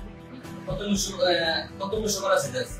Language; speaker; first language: Japanese; non-native, learner; Bangla